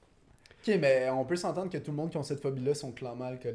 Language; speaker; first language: French; native; French